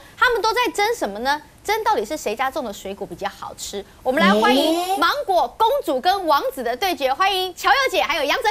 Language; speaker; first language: Chinese; native; Chinese